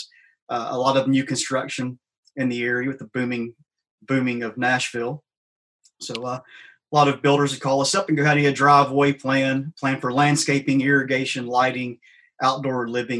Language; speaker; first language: English; native; English